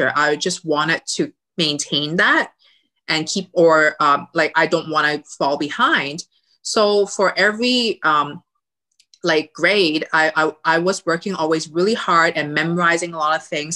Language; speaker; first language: English; early bilingual, other home language; Cantonese